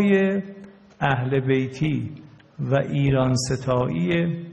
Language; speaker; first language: Persian; native; Persian